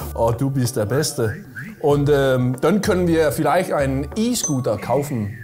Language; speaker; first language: German; non-native, learner; Danish